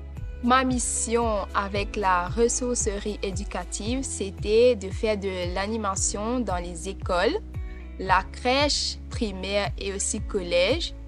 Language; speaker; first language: French; non-native, local second language; Morisyen